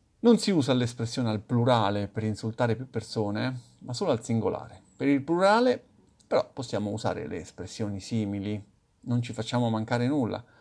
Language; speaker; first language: Italian; native; Italian